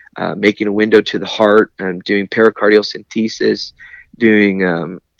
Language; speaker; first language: English; native; English